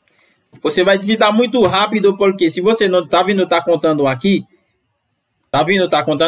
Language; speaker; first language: Portuguese; non-native, fluent; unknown